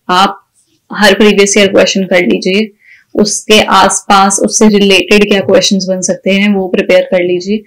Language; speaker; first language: Hindi; native; Hindi